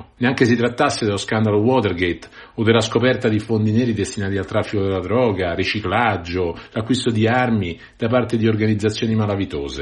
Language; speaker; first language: Italian; native; Italian